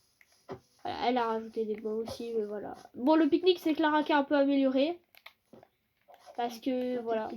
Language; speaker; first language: French; native; French